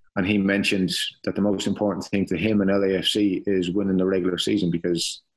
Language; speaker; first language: English; native; English